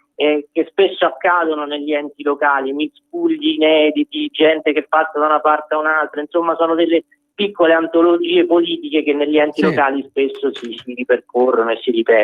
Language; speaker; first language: Italian; native; Italian